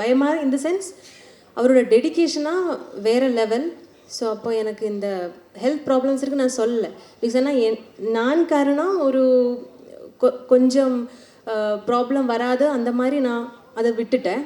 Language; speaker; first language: Tamil; non-native, learner; Malayalam